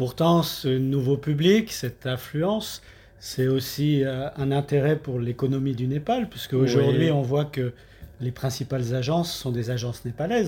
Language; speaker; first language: French; native; French